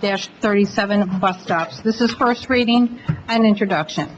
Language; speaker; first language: English; native; English